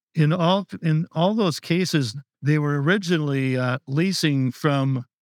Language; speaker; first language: English; native; English